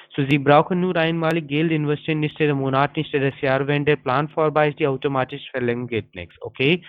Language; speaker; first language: German; non-native, fluent; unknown